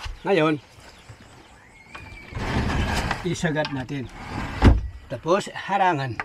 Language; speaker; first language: Filipino; non-native, local second language; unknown